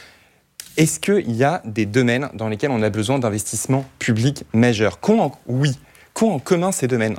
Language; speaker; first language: French; native; French